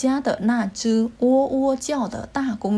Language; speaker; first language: Chinese; non-native, fluent; Vietnamese